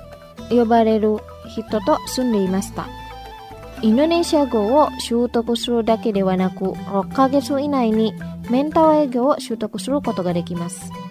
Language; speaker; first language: Japanese; non-native, fluent; Indonesian